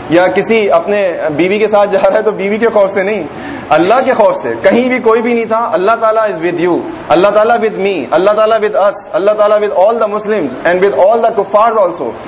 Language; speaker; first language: Urdu; native; Urdu